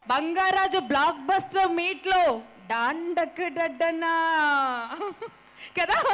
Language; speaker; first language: Telugu; native; Telugu